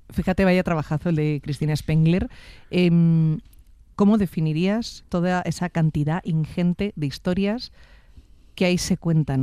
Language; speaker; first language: Spanish; native; Spanish